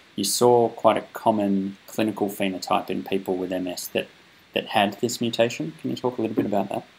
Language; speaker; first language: English; native; English